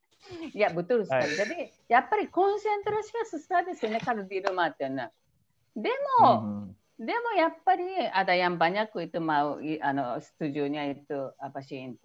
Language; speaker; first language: Indonesian; non-native, fluent; Japanese